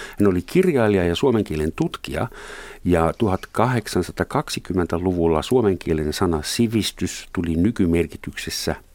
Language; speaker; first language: Finnish; non-native, fluent; German